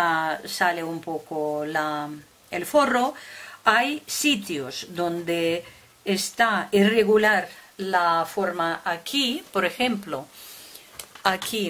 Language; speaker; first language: Spanish; non-native, fluent; Russian